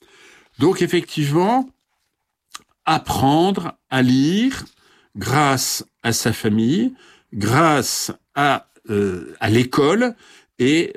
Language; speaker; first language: French; native; French